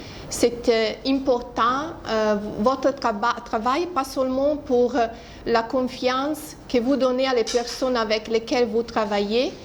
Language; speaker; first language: French; non-native, fluent; Italian